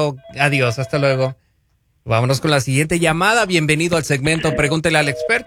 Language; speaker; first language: Spanish; native; Spanish